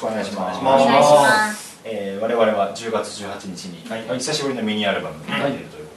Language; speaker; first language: Japanese; native; Japanese